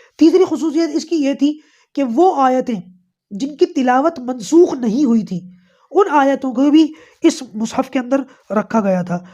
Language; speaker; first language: Urdu; native; Urdu